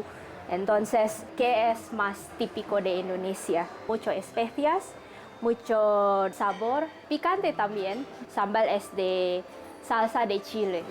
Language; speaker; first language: Spanish; non-native, learner; Indonesian